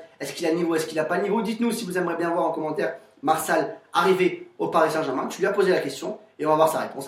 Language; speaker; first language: French; native; French